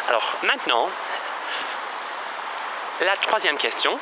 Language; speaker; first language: French; non-native, fluent; Russian